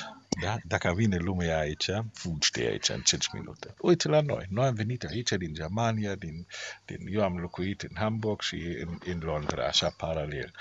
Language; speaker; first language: Romanian; non-native, learner; German